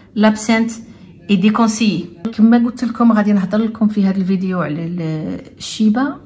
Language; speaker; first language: French; non-native, local second language; Arabic